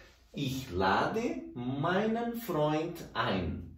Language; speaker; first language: German; non-native, fluent; Portuguese